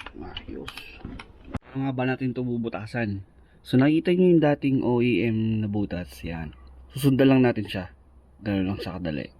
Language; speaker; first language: Filipino; native; Filipino